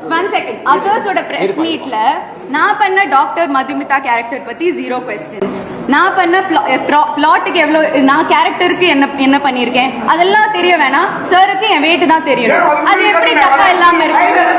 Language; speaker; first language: Tamil; non-native, fluent; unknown